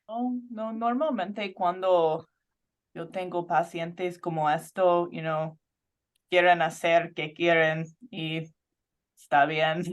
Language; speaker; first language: Spanish; non-native, fluent; English